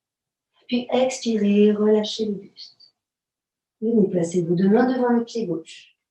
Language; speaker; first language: French; native; French